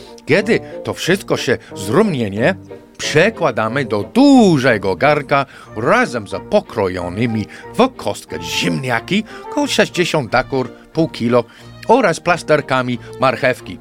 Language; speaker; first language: Polish; non-native, fluent; English